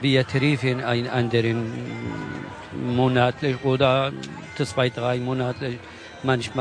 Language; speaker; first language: German; non-native, learner; Kurdish